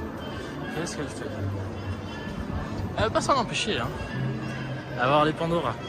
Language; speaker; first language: French; native; French